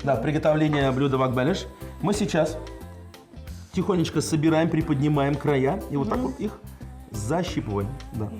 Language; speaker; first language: Russian; native; Russian